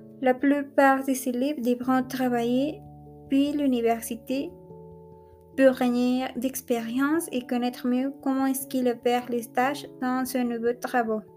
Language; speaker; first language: French; non-native, learner; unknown